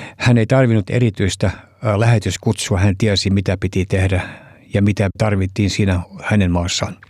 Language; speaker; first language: Finnish; early bilingual, heritage; Finnish